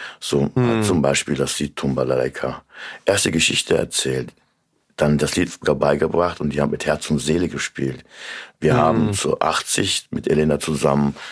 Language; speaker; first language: German; early bilingual, other home language; Turkish